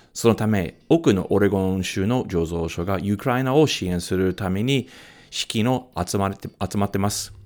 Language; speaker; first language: Japanese; non-native, fluent; English